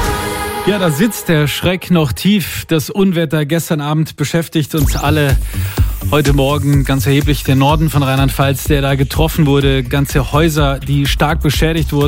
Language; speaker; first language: German; native; German